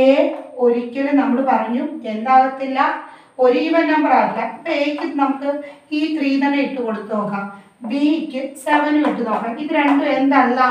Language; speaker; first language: Malayalam; native; Malayalam